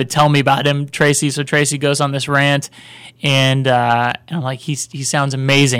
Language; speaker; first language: English; native; English